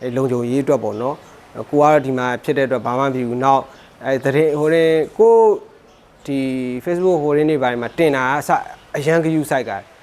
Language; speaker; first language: Burmese; native; Burmese